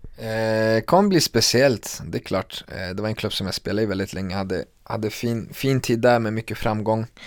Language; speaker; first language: Swedish; early bilingual, other home language; Kurdish